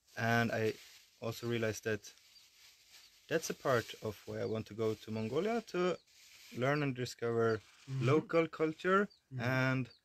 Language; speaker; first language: English; non-native, fluent; Swedish